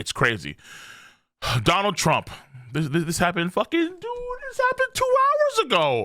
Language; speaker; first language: English; native; English